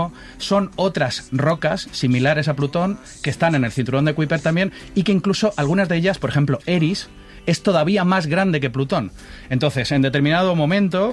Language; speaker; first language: Spanish; native; Spanish